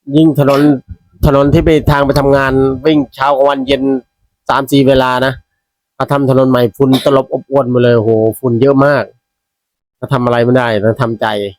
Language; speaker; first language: Thai; native; Thai